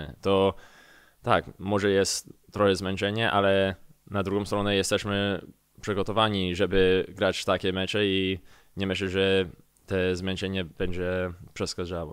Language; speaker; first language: Polish; early bilingual, heritage; English